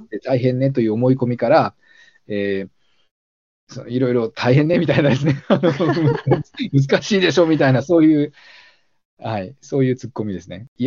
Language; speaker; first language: Japanese; native; Japanese